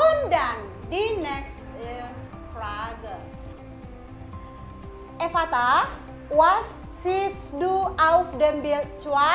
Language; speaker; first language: German; non-native, fluent; Indonesian